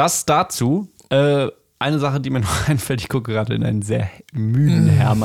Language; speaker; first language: German; native; German